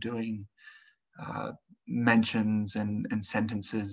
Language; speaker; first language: English; native; English